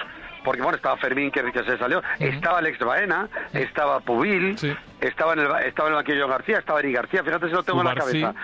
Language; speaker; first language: Spanish; native; Spanish